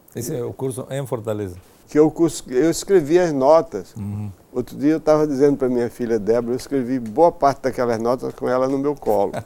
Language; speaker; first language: Portuguese; native; Portuguese